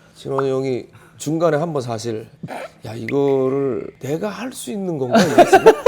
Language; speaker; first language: Korean; native; Korean